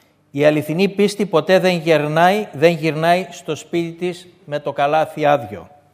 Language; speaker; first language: Greek; native; Greek